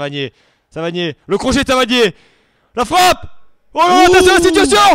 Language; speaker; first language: French; native; French